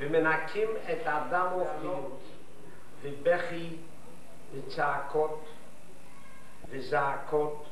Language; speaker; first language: Hebrew; non-native, fluent; Yiddish